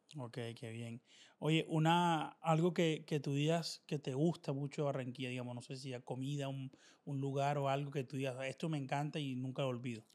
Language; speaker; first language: Spanish; native; Spanish